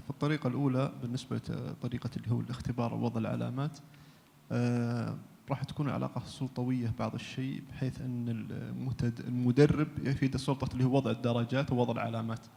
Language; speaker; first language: Arabic; native; Arabic